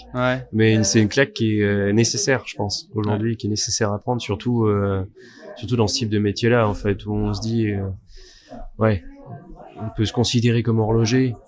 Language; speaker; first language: French; native; French